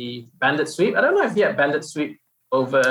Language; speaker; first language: English; non-native, local second language; Min Nan Chinese